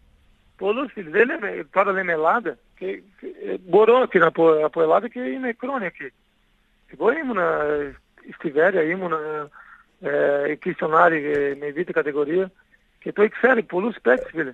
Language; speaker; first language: Greek; non-native, learner; Portuguese